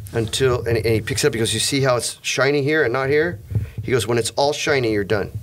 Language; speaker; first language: English; native; English